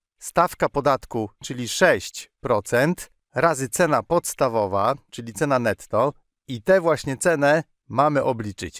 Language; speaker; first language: Polish; native; Polish